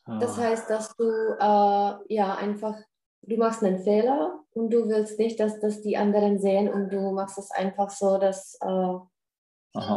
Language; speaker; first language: German; non-native, fluent; Czech